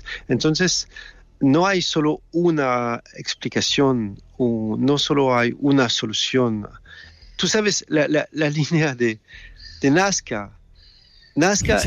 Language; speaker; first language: Spanish; non-native, fluent; French